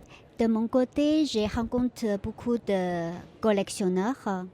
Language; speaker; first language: French; non-native, fluent; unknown